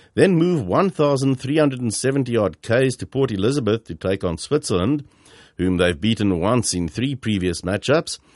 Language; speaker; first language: English; early bilingual, other home language; Afrikaans